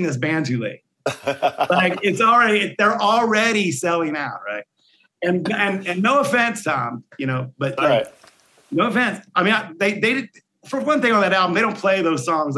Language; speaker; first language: English; native; English